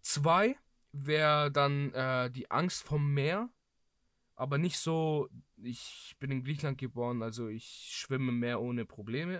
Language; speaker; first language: German; early bilingual, other home language; Greek